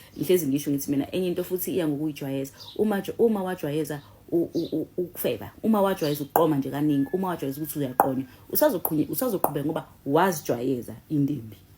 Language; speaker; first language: Zulu; native; Zulu